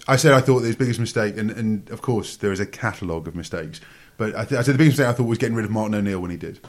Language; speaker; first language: English; native; English